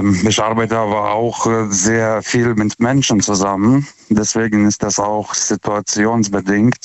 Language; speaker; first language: German; non-native, fluent; Lithuanian